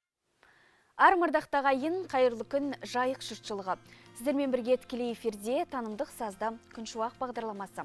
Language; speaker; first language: Kazakh; native; Kazakh